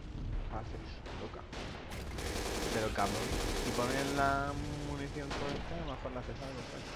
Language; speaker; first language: Spanish; native; Spanish